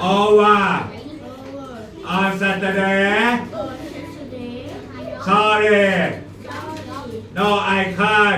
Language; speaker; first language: English; non-native, fluent; Thai